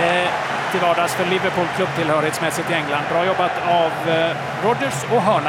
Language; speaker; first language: Swedish; native; Swedish